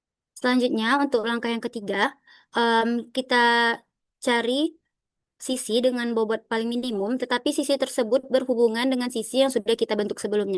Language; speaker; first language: Indonesian; native; Indonesian